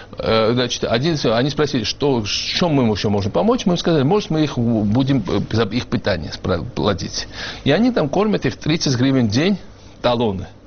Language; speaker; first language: Russian; non-native, local second language; Georgian